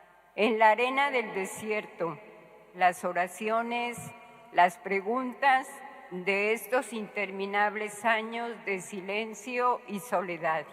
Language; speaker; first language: Spanish; native; Spanish